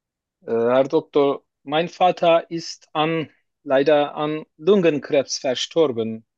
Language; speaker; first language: German; non-native, learner; Turkish